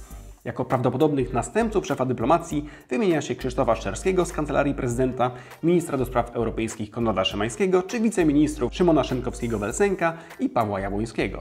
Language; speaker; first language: Polish; native; Polish